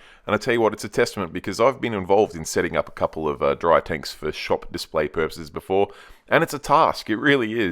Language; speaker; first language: English; native; English